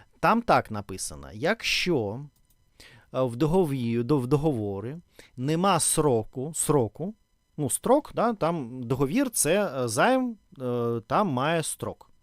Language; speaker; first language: Ukrainian; non-native, learner; Russian